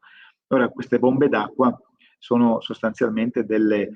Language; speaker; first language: Italian; native; Italian